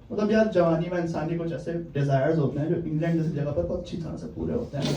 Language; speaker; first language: Urdu; native; Urdu